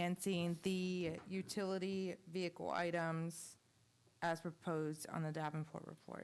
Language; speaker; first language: English; native; English